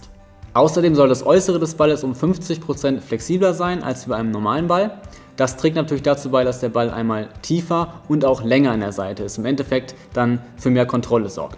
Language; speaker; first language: German; native; German